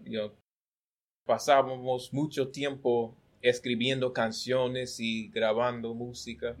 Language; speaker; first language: Spanish; non-native, learner; English